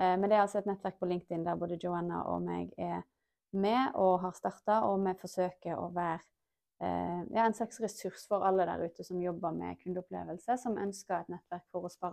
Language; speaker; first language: Norwegian; native; Norwegian